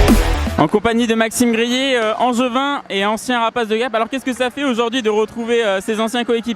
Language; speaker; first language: French; native; French